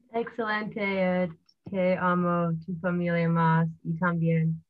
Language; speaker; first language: Spanish; non-native, learner; English